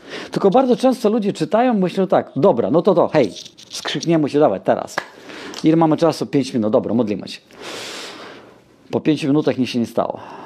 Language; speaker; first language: Polish; non-native, fluent; Russian